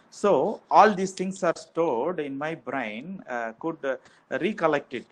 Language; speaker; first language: English; non-native, local second language; Tamil